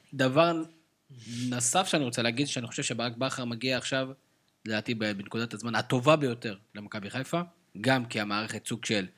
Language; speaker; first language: Hebrew; native; Hebrew